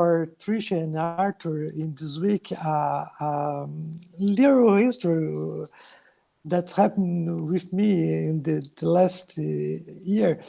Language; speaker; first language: English; non-native, learner; Portuguese